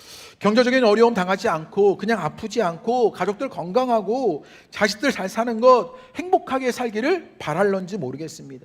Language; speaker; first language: Korean; native; Korean